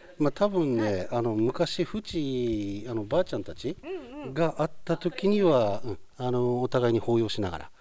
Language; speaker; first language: Japanese; native; Japanese